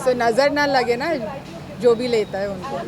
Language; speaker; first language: Hindi; native; Hindi